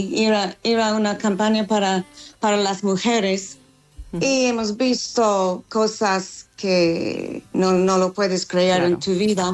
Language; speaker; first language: Spanish; non-native, fluent; English